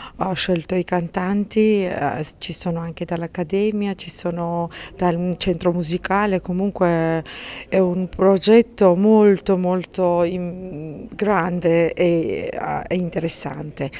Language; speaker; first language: Italian; non-native, fluent; Georgian